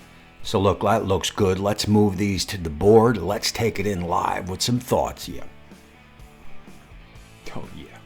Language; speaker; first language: English; native; English